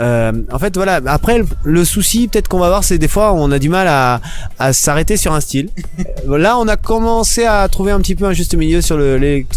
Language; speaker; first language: French; native; French